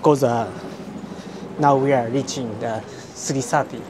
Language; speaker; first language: English; non-native, learner; Japanese